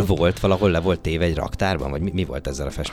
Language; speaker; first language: Hungarian; native; Hungarian